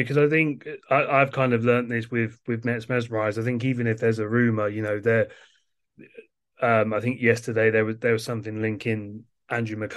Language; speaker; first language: English; native; English